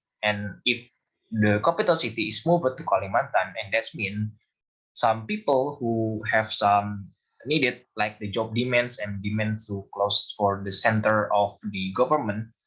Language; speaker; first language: English; non-native, learner; Indonesian